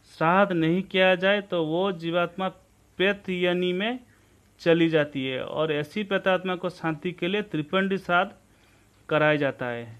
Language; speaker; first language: Hindi; non-native, local second language; Odia